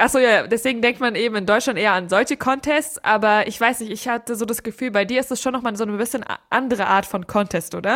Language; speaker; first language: German; native; German